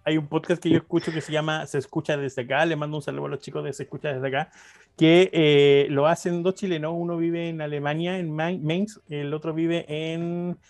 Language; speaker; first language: Spanish; native; Spanish